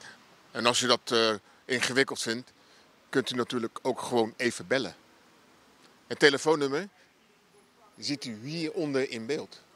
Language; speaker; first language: Dutch; native; Dutch